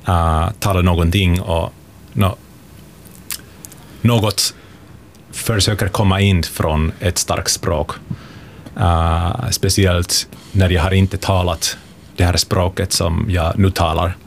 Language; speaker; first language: Swedish; non-native, fluent; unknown